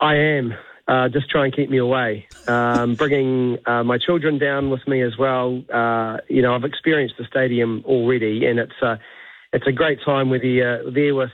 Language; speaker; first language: English; native; English